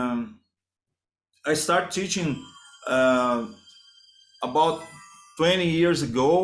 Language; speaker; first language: English; non-native, learner; Portuguese